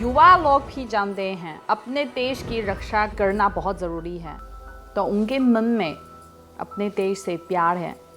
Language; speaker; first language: Hindi; non-native, fluent; Chinese